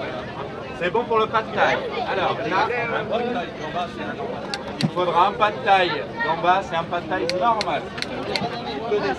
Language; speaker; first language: French; native; French